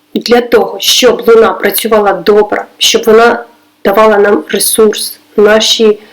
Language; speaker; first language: Ukrainian; non-native, local second language; Russian